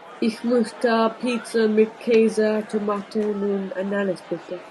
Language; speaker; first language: German; non-native, learner; English